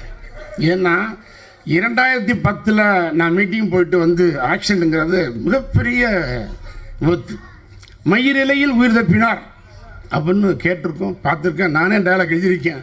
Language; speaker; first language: Tamil; native; Tamil